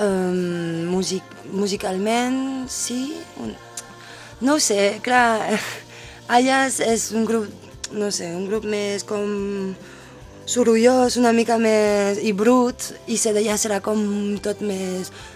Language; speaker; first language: Catalan; non-native, fluent; French